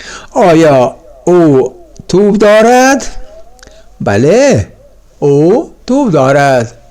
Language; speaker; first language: Persian; non-native, fluent; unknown